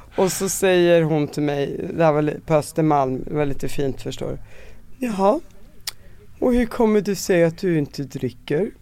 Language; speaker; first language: Swedish; early bilingual, other home language; Arabic